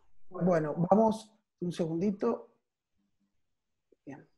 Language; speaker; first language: Spanish; native; Spanish